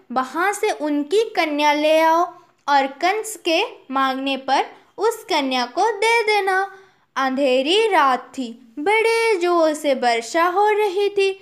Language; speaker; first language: Hindi; non-native, local second language; Odia